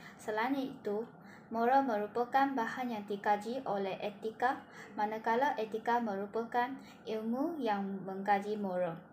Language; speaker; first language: Malay; non-native, local second language; Chinese